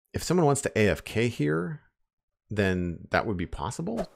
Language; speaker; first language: English; native; English